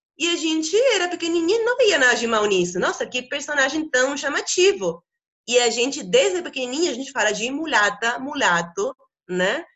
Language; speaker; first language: Portuguese; non-native, fluent; Spanish